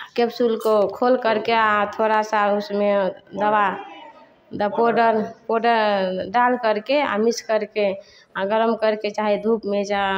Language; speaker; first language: Hindi; native; Hindi